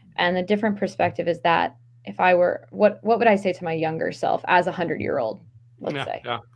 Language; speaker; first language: English; native; English